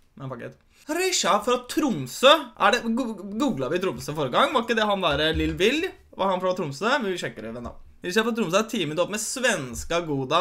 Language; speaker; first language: Norwegian; early bilingual, other home language; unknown